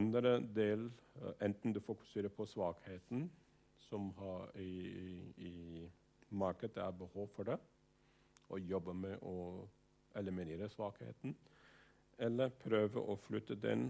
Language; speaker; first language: Norwegian; non-native, fluent; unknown